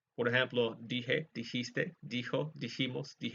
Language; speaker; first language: Spanish; non-native, fluent; English